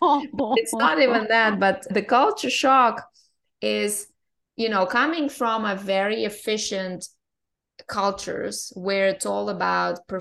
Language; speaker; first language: English; non-native, fluent; Russian